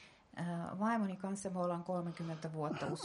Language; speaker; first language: Finnish; non-native, fluent; Russian